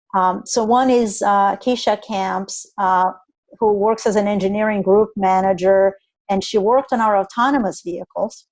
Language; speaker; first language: English; non-native, fluent; Spanish